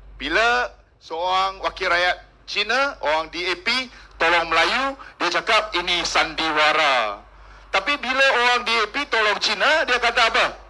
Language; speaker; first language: Malay; non-native, local second language; Min Nan Chinese